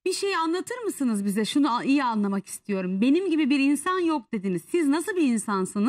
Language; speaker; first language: Turkish; native; Turkish